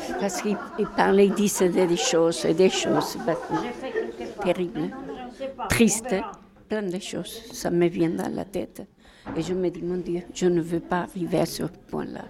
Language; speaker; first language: French; non-native, fluent; Spanish